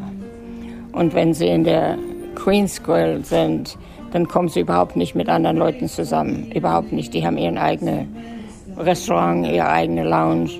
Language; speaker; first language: German; native; German